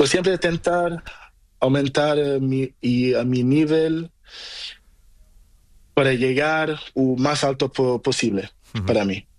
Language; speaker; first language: Spanish; non-native, learner; Portuguese